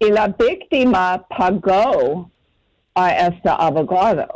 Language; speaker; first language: Spanish; non-native, fluent; English